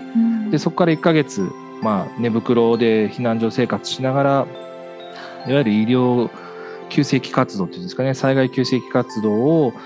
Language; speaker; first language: Japanese; native; Japanese